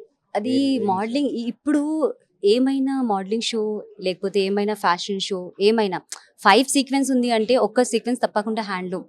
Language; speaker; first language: Telugu; non-native, learner; Hindi